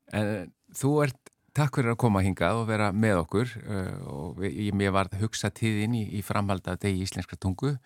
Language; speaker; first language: Icelandic; native; Icelandic